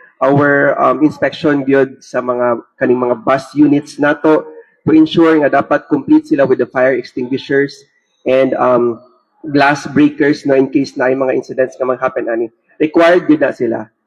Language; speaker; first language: Cebuano; native; Cebuano